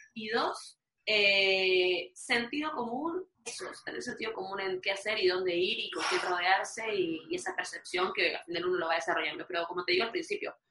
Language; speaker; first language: Spanish; native; Spanish